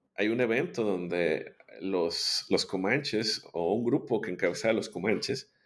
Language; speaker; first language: Spanish; native; Spanish